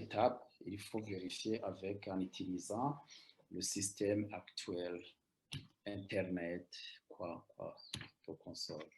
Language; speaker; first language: French; non-native, local second language; Rundi